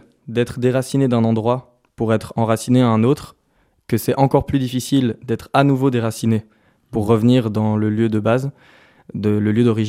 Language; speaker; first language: French; native; French